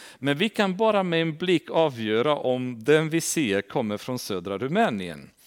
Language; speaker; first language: Swedish; non-native, fluent; Romanian